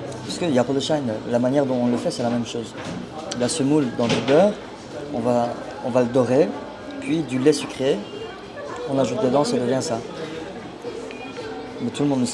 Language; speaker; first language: French; early bilingual, heritage; Turkish